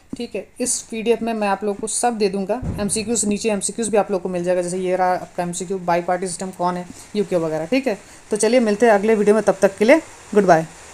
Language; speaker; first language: Hindi; non-native, local second language; Nepali